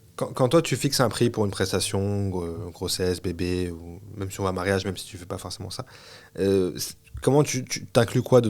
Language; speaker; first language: French; native; French